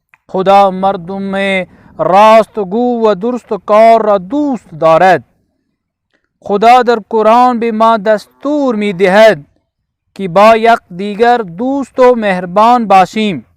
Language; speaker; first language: Persian; non-native, fluent; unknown